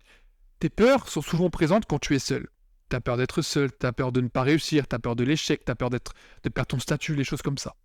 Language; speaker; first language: French; native; French